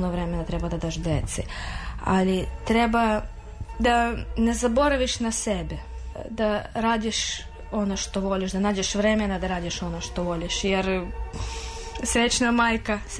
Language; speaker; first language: Serbian; non-native, fluent; Russian